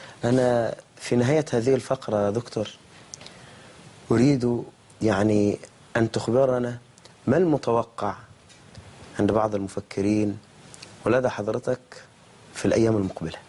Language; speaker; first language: Arabic; native; Arabic